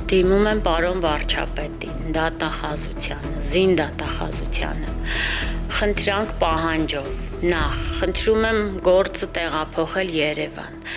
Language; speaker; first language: Armenian; native; Armenian